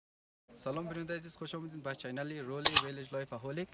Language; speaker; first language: Persian; native; Persian